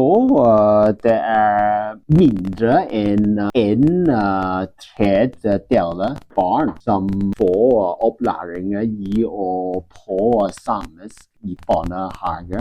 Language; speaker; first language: Norwegian; non-native, learner; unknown